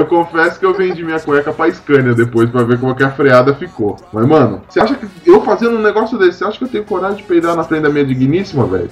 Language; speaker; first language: Portuguese; native; Portuguese